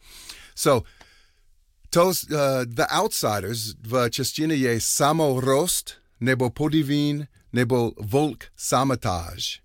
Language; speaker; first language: Czech; non-native, learner; English